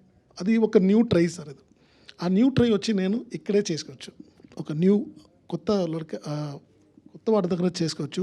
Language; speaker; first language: Telugu; non-native, learner; Tamil